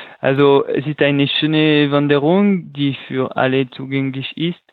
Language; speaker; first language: German; non-native, local second language; French